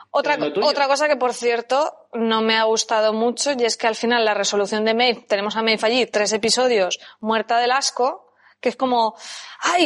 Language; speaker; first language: Spanish; native; Spanish